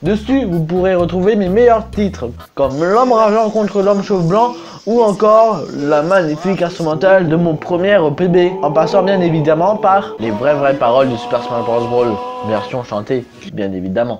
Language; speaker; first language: French; native; French